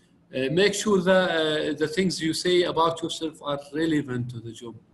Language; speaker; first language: English; non-native, fluent; Arabic